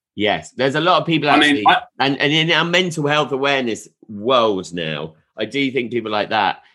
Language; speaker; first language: English; native; English